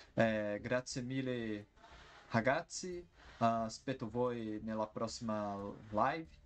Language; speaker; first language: Italian; non-native, learner; Portuguese